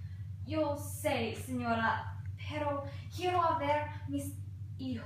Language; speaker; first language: Spanish; non-native, learner; English